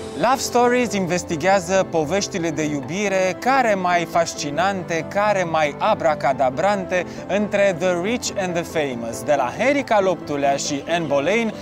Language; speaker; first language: Romanian; native; Romanian